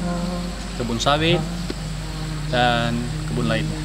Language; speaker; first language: Indonesian; native; Indonesian